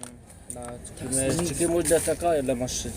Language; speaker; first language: Russian; non-native, learner; Arabic